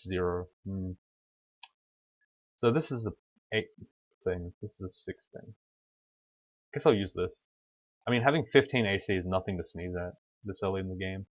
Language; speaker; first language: English; native; English